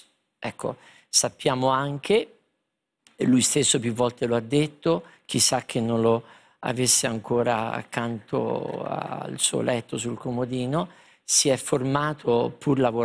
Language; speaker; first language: Italian; native; Italian